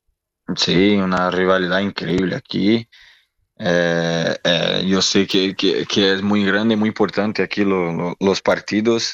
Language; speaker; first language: Spanish; non-native, learner; Portuguese